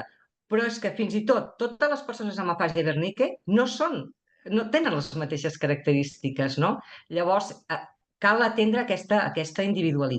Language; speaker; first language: Catalan; native; Catalan